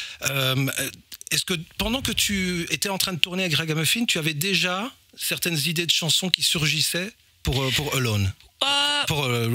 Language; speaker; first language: French; native; French